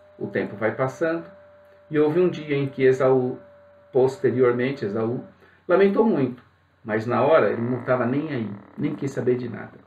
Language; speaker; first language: Portuguese; native; Portuguese